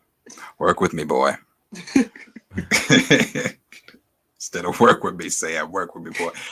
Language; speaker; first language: English; native; English